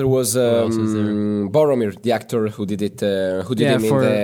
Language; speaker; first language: English; non-native, fluent; Italian